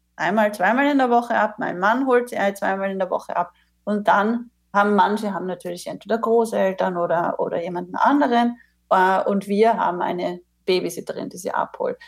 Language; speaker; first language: German; native; German